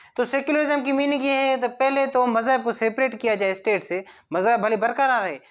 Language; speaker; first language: Urdu; non-native, local second language; Sindhi